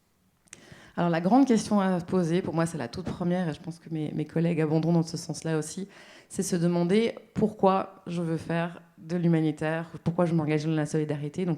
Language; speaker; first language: French; native; French